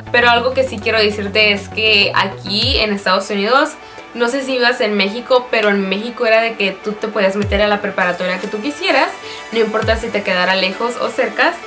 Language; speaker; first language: Spanish; native; Spanish